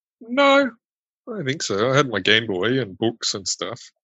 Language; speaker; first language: English; early bilingual, other home language; German